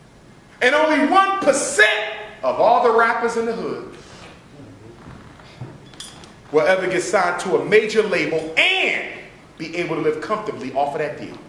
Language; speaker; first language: English; native; English